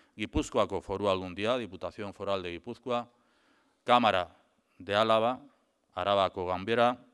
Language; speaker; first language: Spanish; native; Spanish